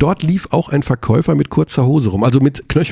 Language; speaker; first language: German; native; German